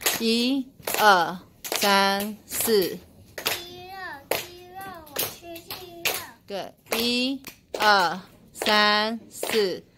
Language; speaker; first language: Chinese; non-native, learner; English